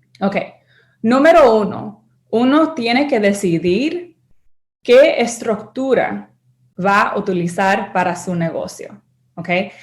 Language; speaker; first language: Spanish; early bilingual, heritage; Spanish